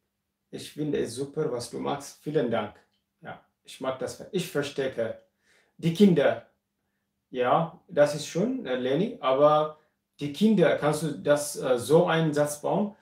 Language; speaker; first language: German; non-native, fluent; Amharic